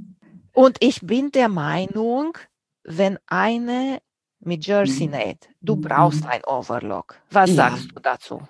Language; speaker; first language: German; non-native, fluent; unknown